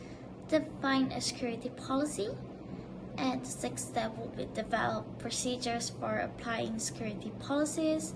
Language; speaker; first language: English; non-native, local second language; Malay